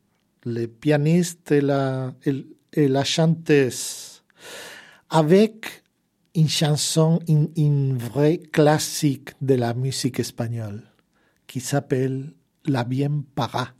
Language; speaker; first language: French; non-native, fluent; Spanish